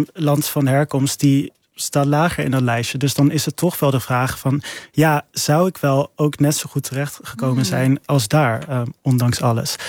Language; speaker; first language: Dutch; native; Dutch